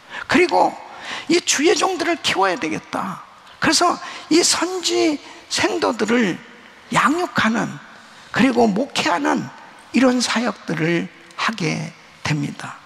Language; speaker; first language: Korean; native; Korean